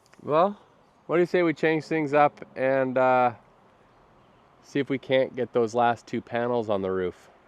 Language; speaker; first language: English; native; English